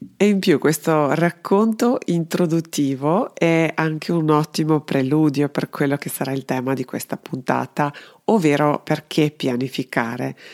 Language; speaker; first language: Italian; non-native, fluent; Serbian